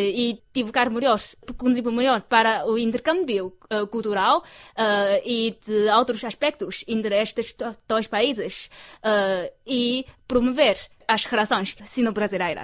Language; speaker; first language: Portuguese; non-native, fluent; Chinese